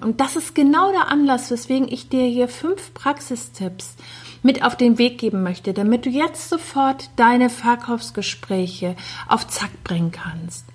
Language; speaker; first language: German; native; German